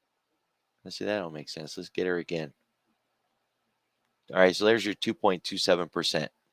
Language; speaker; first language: English; native; English